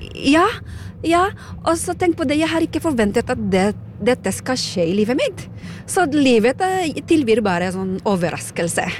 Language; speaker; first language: Norwegian; non-native, fluent; Filipino